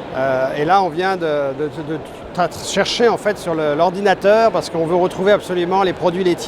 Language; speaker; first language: French; native; French